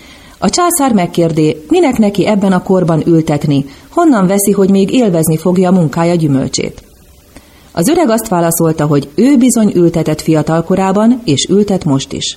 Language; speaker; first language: Hungarian; native; Hungarian